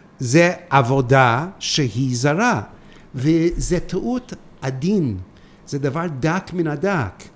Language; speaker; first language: Hebrew; non-native, fluent; English